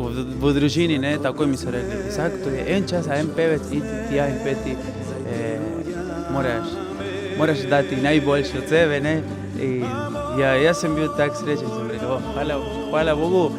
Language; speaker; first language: Slovenian; non-native, learner; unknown